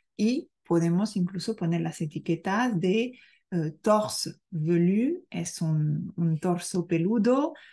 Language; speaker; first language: Spanish; non-native, fluent; French